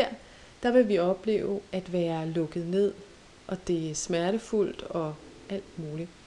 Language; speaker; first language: Danish; native; Danish